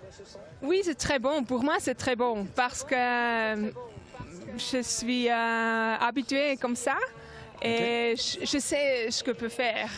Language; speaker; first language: French; non-native, local second language; German